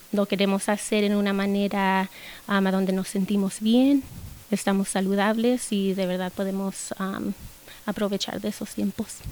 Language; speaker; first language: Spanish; early bilingual, heritage; Spanish